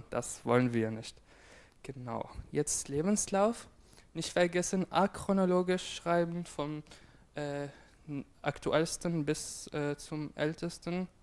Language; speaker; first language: German; non-native, fluent; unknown